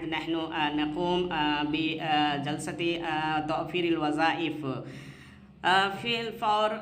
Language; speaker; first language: Arabic; non-native, fluent; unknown